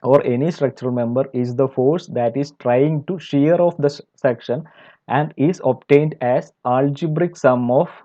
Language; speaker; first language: English; non-native, local second language; Malayalam